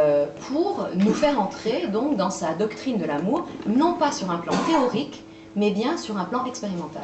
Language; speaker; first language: French; native; French